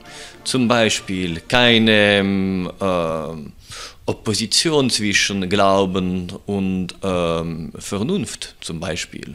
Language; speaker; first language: German; non-native, local second language; French